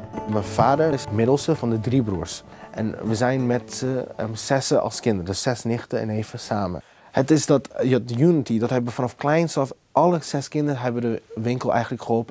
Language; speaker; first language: Dutch; non-native, fluent; English